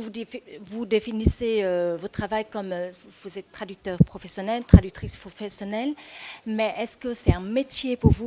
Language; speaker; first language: French; non-native, fluent; Vietnamese